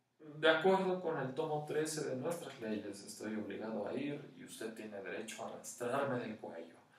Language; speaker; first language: Spanish; native; Spanish